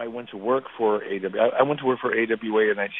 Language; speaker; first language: English; native; English